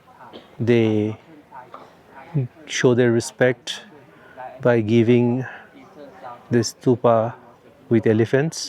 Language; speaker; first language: English; non-native, fluent; Bangla